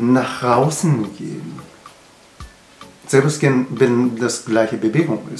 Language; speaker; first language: German; non-native, learner; Japanese